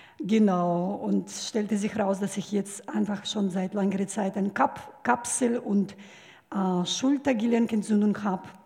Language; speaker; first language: German; non-native, fluent; Russian